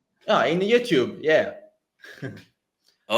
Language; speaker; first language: English; non-native, learner; Italian